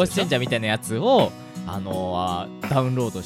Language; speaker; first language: Japanese; native; Japanese